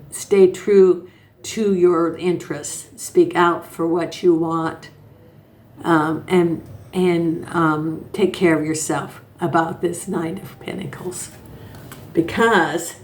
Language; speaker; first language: English; native; English